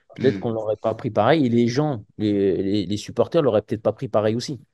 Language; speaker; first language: French; native; French